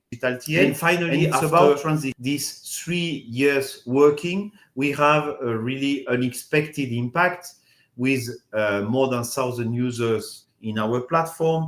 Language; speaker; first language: English; non-native, fluent; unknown